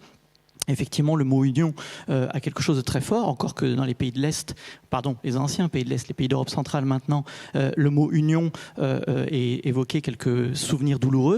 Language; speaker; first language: French; native; French